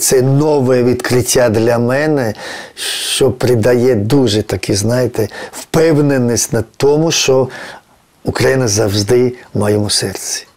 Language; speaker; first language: Ukrainian; non-native, fluent; Georgian